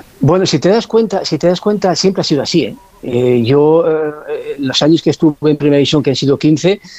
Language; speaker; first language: Spanish; native; Spanish